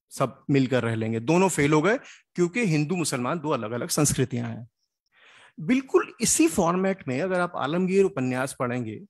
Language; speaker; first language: Hindi; native; Hindi